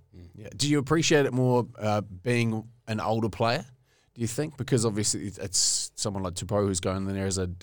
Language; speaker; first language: English; native; English